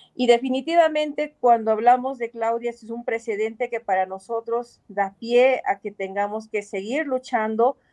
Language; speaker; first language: Spanish; native; Spanish